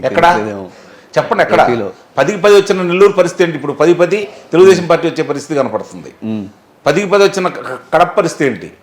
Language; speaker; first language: Telugu; native; Telugu